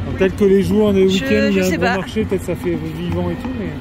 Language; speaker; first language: French; native; French